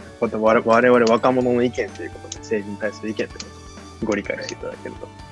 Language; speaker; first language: Japanese; native; Japanese